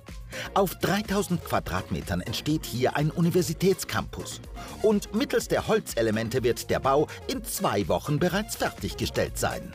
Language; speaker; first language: German; native; German